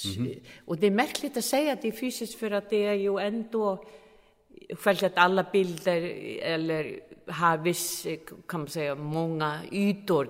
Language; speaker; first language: Swedish; non-native, fluent; Icelandic